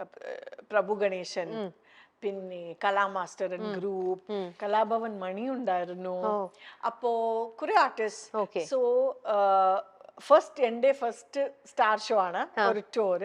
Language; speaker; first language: Malayalam; non-native, fluent; Kannada